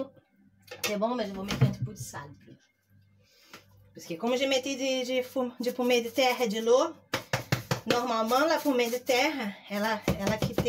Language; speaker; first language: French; non-native, learner; Portuguese